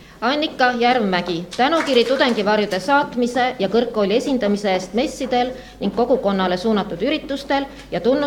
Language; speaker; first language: Estonian; native; Estonian